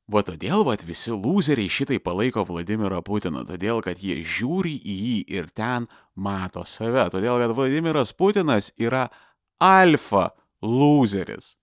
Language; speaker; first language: Lithuanian; native; Lithuanian